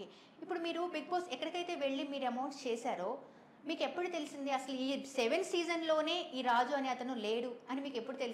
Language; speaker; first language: Telugu; native; Telugu